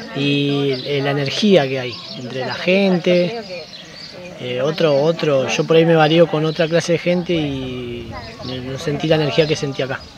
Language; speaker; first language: Spanish; native; Spanish